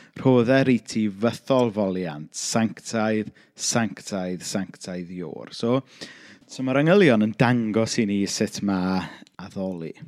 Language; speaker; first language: Welsh; native; Welsh